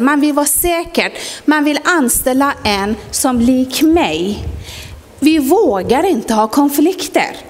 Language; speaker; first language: Swedish; non-native, fluent; Persian